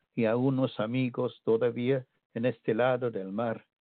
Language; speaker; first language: Spanish; non-native, fluent; Tamil